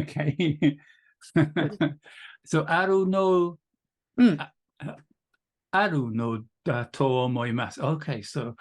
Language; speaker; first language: Japanese; non-native, learner; English